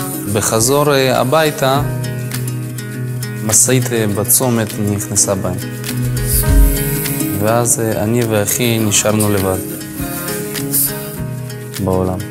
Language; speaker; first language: Hebrew; non-native, fluent; Russian